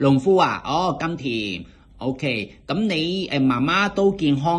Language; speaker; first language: Cantonese; native; Cantonese